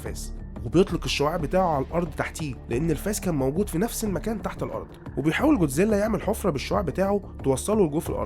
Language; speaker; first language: Arabic; native; Arabic